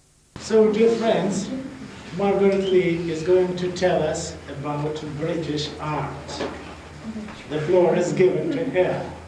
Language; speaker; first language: English; non-native, fluent; Russian